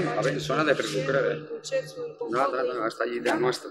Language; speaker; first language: Romanian; non-native, fluent; Spanish